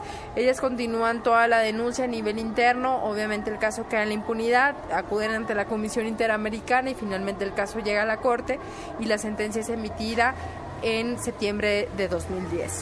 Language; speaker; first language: Spanish; native; Spanish